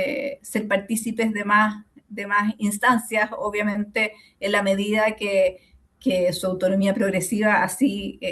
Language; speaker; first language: Spanish; native; Spanish